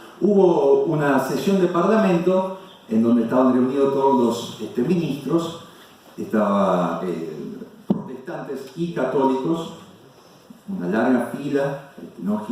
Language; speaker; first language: Spanish; non-native, fluent; German